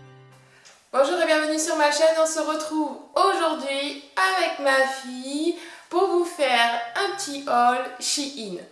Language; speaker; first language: French; native; French